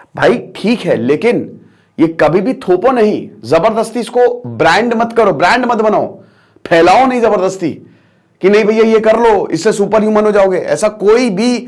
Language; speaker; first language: Hindi; native; Hindi